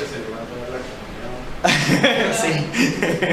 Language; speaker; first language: Spanish; native; Spanish